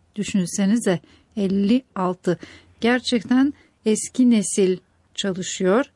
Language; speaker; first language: Turkish; native; Turkish